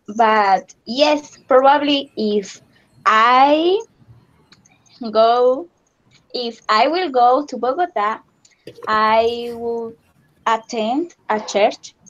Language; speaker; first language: English; non-native, learner; Spanish